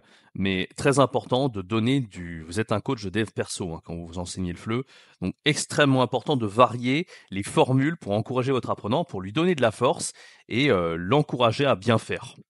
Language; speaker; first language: French; native; French